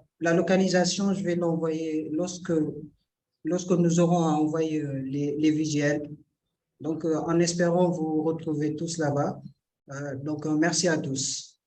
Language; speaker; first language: French; non-native, local second language; Wolof